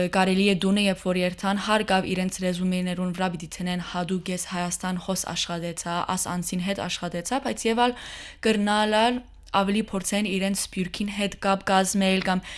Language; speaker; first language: Armenian; early bilingual, heritage; Armenian